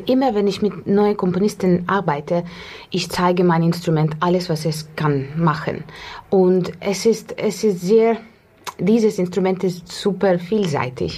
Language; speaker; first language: German; non-native, fluent; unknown